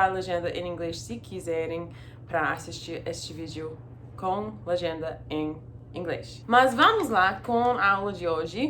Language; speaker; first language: Portuguese; non-native, fluent; English